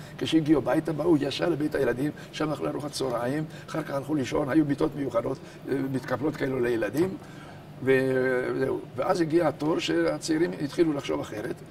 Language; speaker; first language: Hebrew; non-native, fluent; Hungarian